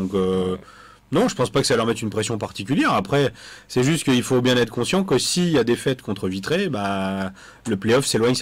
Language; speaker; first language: French; native; French